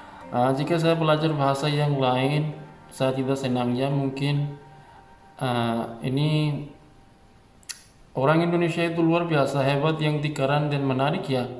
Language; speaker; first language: Indonesian; non-native, learner; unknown